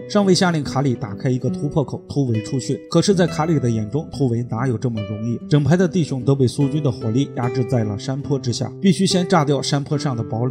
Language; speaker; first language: Chinese; native; Chinese